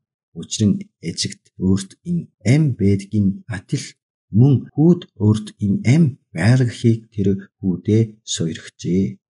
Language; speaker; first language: Mongolian; non-native, fluent; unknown